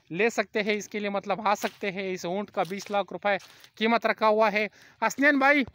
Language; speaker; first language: Urdu; non-native, local second language; Pashto